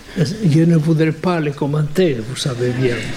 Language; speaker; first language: French; non-native, fluent; Spanish